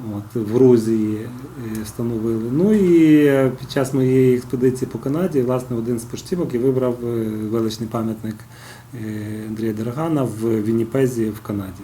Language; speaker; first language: Ukrainian; native; Ukrainian